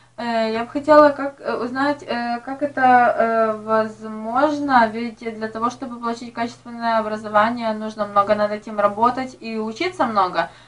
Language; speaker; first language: Russian; non-native, local second language; Ukrainian